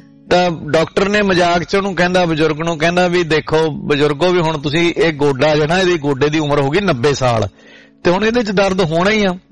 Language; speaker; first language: Punjabi; native; Punjabi